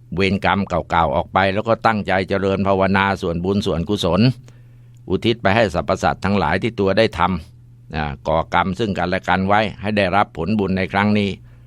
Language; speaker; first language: Thai; native; Thai